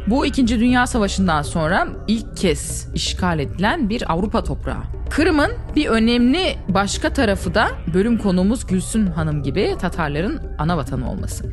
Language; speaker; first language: Turkish; native; Turkish